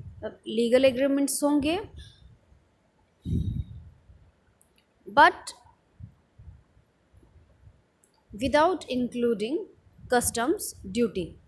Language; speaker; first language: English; non-native, local second language; Hindi